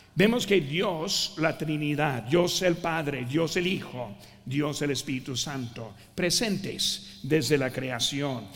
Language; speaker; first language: Spanish; non-native, fluent; English